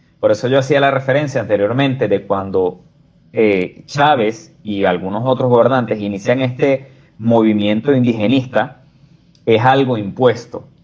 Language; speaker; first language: Spanish; native; Spanish